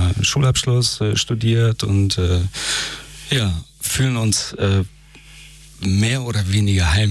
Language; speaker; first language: German; early bilingual, other home language; Persian